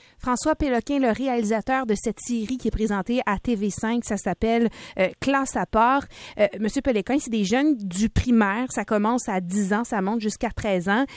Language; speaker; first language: French; native; French